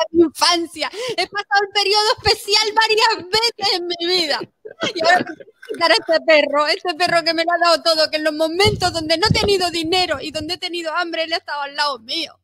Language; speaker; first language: Spanish; native; Spanish